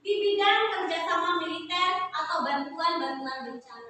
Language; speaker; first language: Indonesian; native; Indonesian